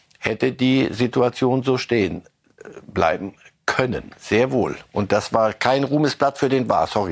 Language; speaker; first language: German; native; German